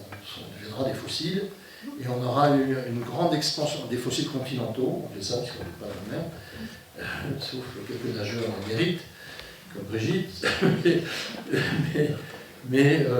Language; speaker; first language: French; native; French